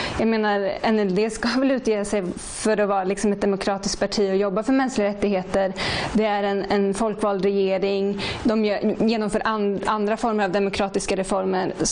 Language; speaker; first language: Swedish; native; Swedish